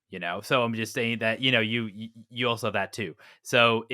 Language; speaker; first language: English; native; English